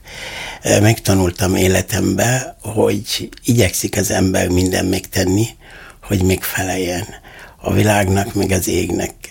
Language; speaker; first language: Hungarian; non-native, fluent; Arabic